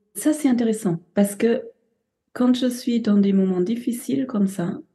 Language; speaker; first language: French; non-native, fluent; German